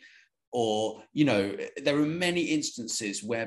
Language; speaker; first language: English; native; English